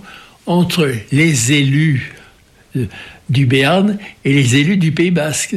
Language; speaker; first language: French; native; French